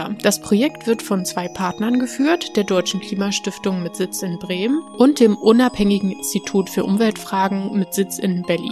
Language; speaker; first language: German; native; German